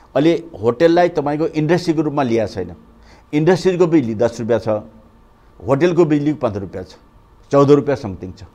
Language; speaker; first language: Nepali; native; Nepali